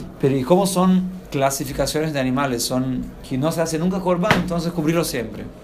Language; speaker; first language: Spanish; non-native, fluent; Portuguese